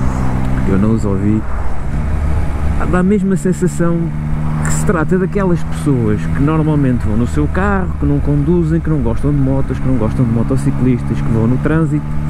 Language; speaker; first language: Portuguese; native; Portuguese